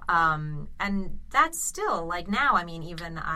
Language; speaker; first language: English; native; English